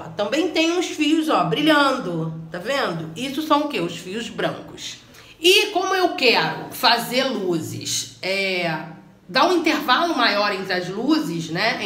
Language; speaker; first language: Portuguese; native; Portuguese